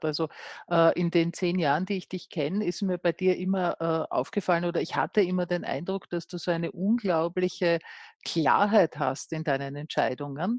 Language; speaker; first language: German; native; German